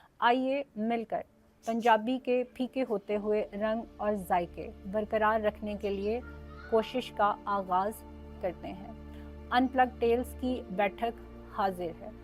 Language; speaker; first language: Urdu; non-native, local second language; Punjabi